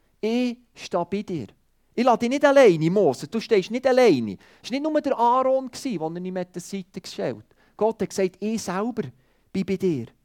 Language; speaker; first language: German; non-native, fluent; Swiss German